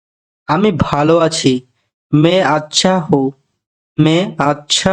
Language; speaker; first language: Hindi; non-native, fluent; Bangla